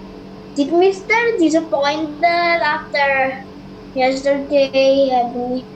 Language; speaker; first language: English; non-native, learner; Indonesian